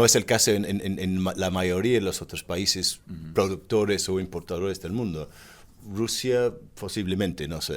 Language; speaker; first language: Spanish; non-native, fluent; English